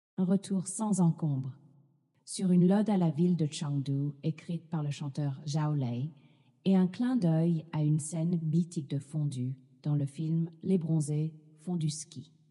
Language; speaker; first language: French; native; French